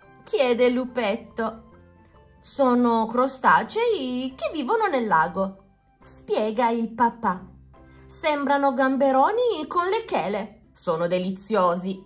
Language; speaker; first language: Italian; native; Italian